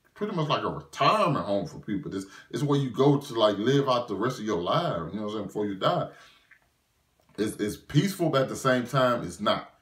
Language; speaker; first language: English; native; English